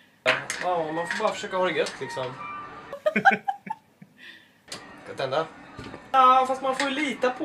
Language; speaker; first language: Swedish; native; Swedish